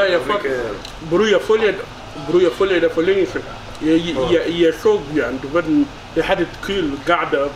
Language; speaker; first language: Swedish; non-native, learner; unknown